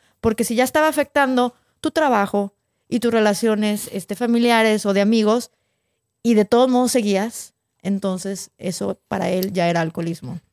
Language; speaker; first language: Spanish; native; Spanish